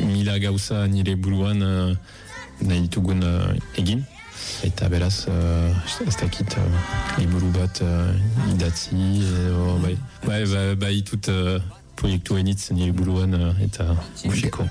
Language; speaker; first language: Basque; non-native, fluent; Italian